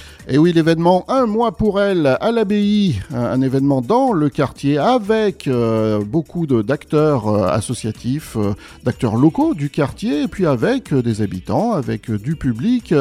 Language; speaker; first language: French; native; French